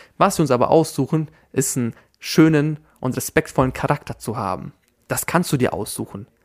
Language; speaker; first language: German; early bilingual, other home language; Albanian